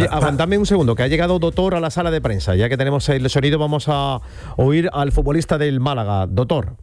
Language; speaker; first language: Spanish; native; Spanish